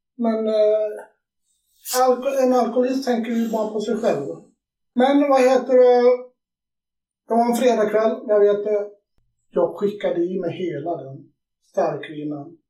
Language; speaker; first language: Swedish; native; Swedish